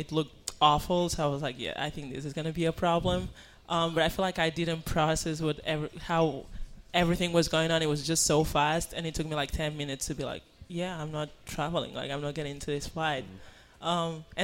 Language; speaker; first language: English; non-native, fluent; Spanish